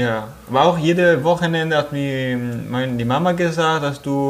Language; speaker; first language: German; non-native, learner; Italian